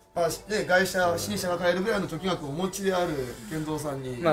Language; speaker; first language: Japanese; native; Japanese